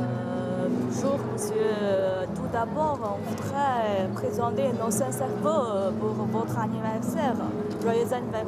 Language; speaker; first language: French; non-native, fluent; Chinese